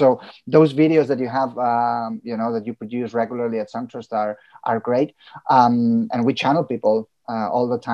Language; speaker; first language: English; non-native, fluent; Catalan